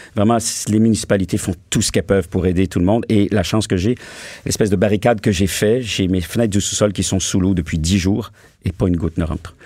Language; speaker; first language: French; native; French